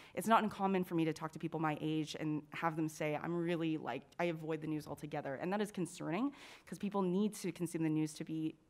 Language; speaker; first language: English; native; English